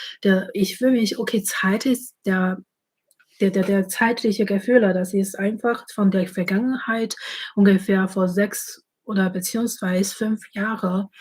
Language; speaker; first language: German; non-native, fluent; Chinese